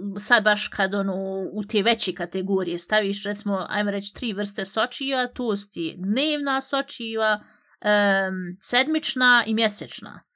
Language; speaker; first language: Bosnian; early bilingual, heritage; Bosnian